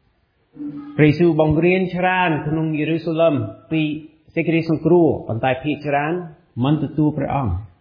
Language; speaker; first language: Khmer; non-native, fluent; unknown